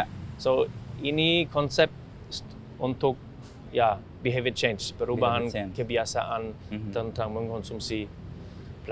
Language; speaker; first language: Indonesian; non-native, fluent; German